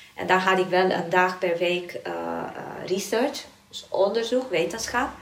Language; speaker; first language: Dutch; non-native, fluent; Romanian